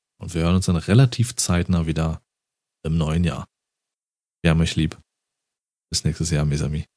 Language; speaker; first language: German; native; German